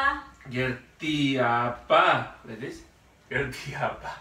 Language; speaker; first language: Indonesian; non-native, learner; Spanish